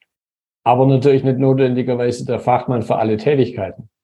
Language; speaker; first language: German; native; German